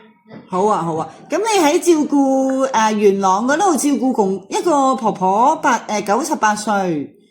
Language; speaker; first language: Cantonese; native; Cantonese